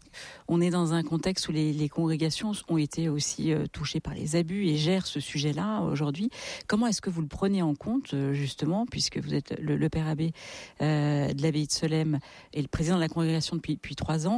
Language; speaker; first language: French; native; French